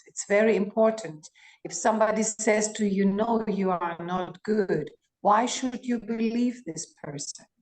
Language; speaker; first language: English; non-native, fluent; Greek